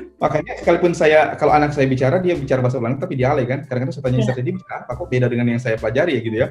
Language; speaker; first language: Indonesian; native; Indonesian